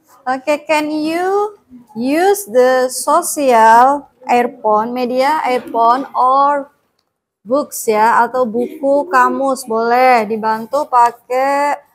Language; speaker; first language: English; non-native, learner; Indonesian